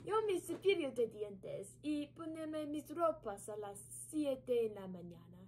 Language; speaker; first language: Spanish; non-native, learner; English